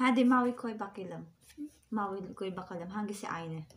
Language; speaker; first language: Turkish; non-native, learner; Filipino